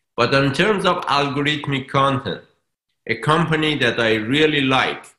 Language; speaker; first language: English; non-native, fluent; Persian